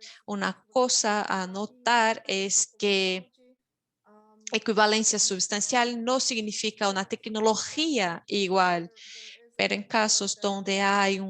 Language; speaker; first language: Spanish; non-native, fluent; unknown